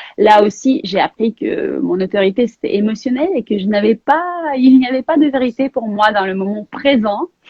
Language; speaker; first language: French; non-native, fluent; Russian